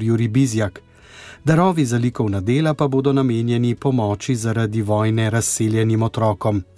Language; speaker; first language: Slovenian; native; Slovenian